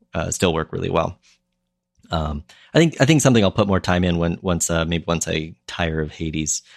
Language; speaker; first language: English; native; English